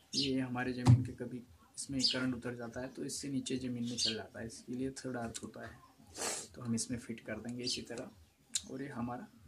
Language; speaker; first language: Hindi; non-native, local second language; Marathi